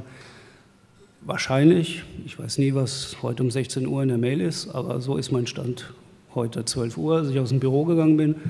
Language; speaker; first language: German; native; German